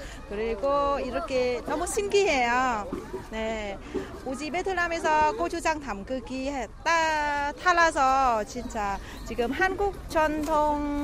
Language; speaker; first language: Korean; non-native, learner; Vietnamese